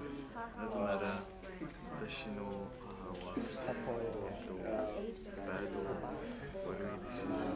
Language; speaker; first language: Japanese; non-native, learner; English